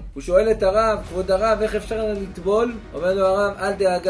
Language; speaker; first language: Hebrew; native; Hebrew